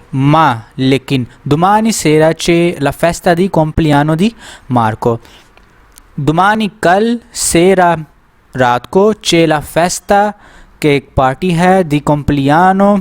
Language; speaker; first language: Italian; non-native, learner; Urdu